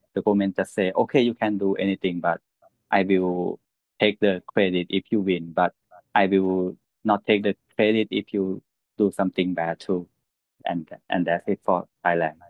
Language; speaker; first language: English; non-native, learner; Thai